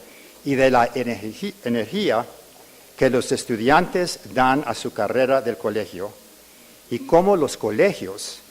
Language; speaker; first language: Spanish; early bilingual, heritage; English